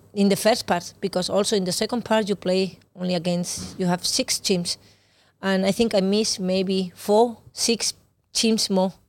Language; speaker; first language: English; non-native, learner; Spanish